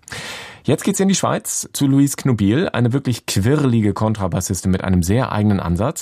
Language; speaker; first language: German; native; German